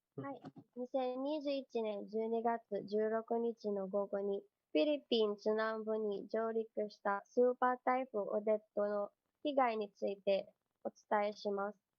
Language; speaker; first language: Japanese; non-native, learner; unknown